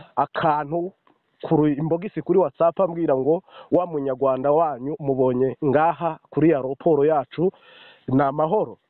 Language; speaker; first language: Kinyarwanda; native; Kinyarwanda